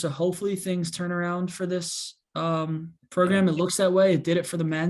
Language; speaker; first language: English; native; English